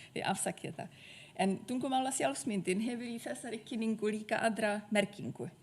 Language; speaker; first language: Icelandic; non-native, fluent; Czech